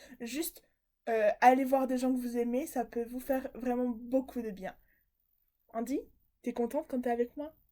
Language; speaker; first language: French; native; French